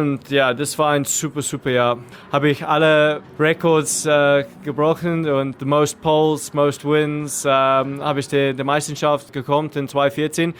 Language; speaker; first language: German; non-native, learner; English